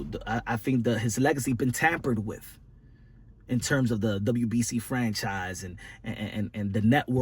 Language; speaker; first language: English; native; English